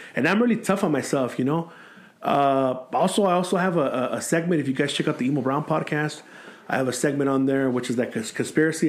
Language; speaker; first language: English; native; English